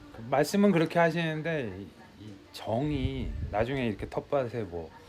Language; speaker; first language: Korean; native; Korean